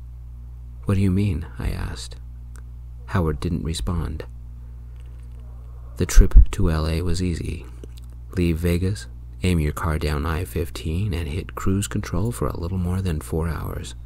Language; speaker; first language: English; native; English